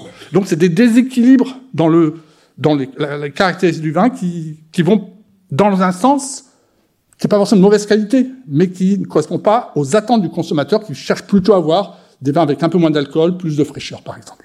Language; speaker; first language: French; native; French